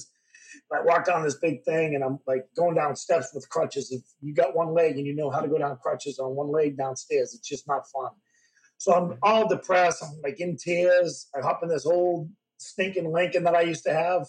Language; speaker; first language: English; native; English